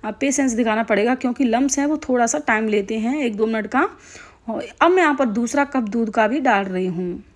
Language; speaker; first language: Hindi; native; Hindi